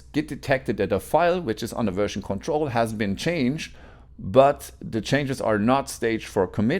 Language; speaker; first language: English; non-native, fluent; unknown